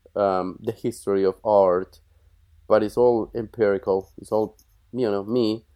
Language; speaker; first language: English; non-native, fluent; Spanish